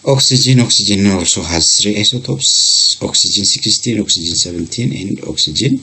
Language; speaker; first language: English; non-native, local second language; Amharic